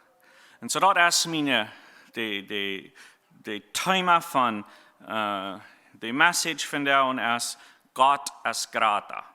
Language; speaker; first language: German; non-native, learner; Plautdietsch